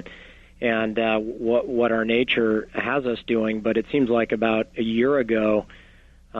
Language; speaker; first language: English; native; English